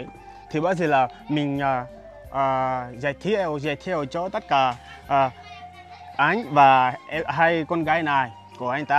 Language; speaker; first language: Vietnamese; non-native, learner; Portuguese